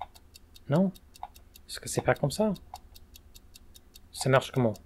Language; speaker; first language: French; non-native, fluent; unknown